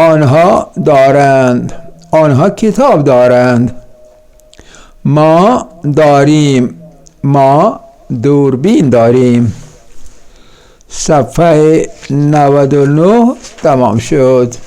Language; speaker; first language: Persian; non-native, fluent; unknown